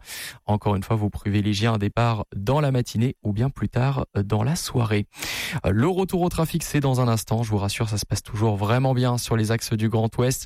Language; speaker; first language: French; native; French